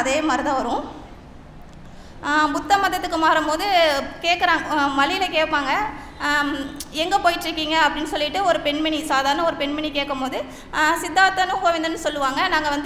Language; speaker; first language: Tamil; native; Tamil